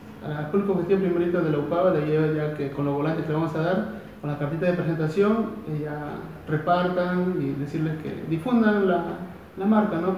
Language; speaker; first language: Spanish; native; Spanish